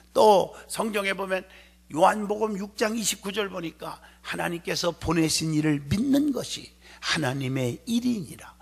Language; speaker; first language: Korean; native; Korean